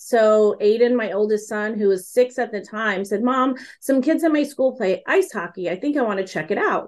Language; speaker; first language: English; native; English